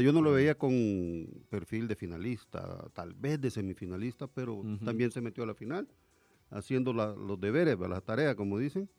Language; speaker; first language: Spanish; native; Spanish